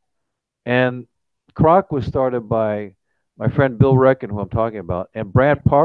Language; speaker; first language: English; native; English